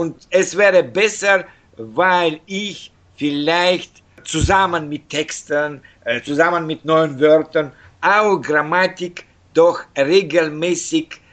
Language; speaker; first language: German; non-native, learner; Russian